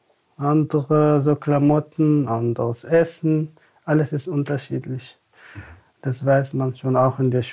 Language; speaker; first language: German; non-native, fluent; Tamasheq